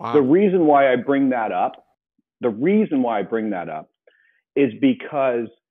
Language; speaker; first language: English; native; English